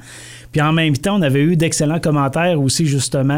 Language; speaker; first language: French; native; French